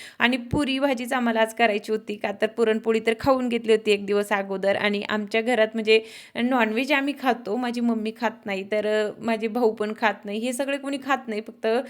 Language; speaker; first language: Marathi; non-native, local second language; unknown